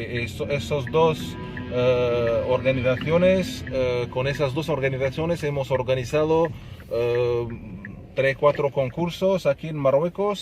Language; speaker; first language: Spanish; non-native, fluent; Arabic